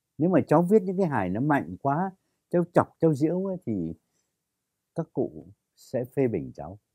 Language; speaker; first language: Vietnamese; native; Vietnamese